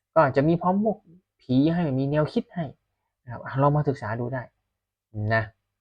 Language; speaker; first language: Thai; native; Thai